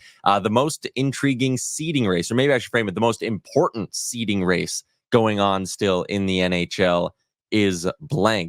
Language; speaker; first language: English; native; English